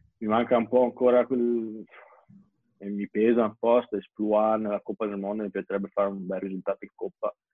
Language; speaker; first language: Italian; native; Italian